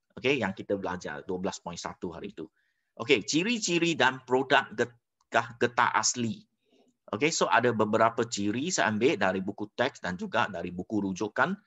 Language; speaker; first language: Malay; non-native, local second language; Chinese